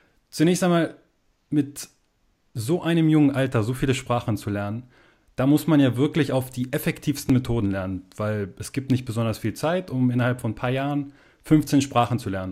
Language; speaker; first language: German; native; German